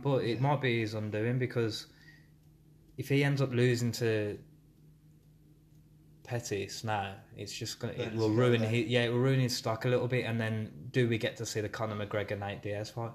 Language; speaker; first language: English; native; English